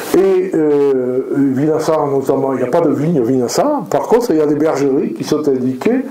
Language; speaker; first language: French; native; French